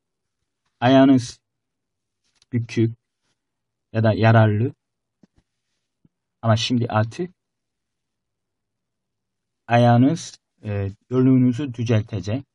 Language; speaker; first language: Turkish; non-native, fluent; Korean